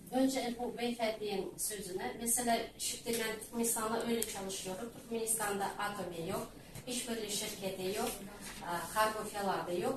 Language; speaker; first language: Turkish; non-native, learner; Turkmen